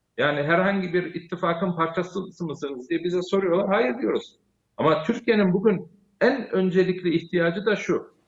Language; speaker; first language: Turkish; early bilingual, heritage; Turkish